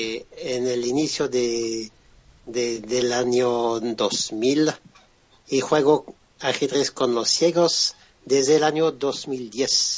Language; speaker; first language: Spanish; non-native, fluent; French